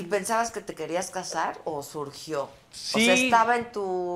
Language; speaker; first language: Spanish; native; Spanish